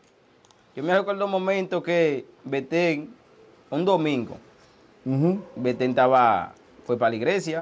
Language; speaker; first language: Spanish; early bilingual, other home language; Haitian Creole